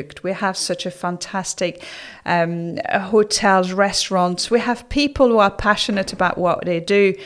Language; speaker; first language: English; non-native, fluent; French